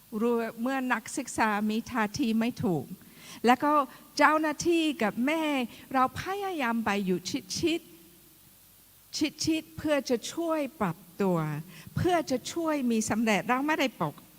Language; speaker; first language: Thai; non-native, fluent; English